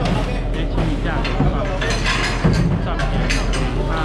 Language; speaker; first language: Chinese; native; Chinese